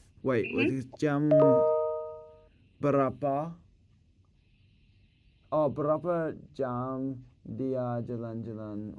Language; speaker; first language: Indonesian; non-native, learner; English